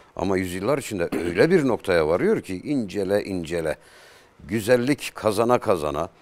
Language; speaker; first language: Turkish; native; Turkish